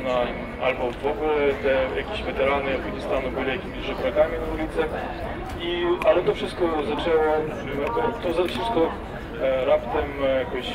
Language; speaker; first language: Polish; non-native, fluent; Ukrainian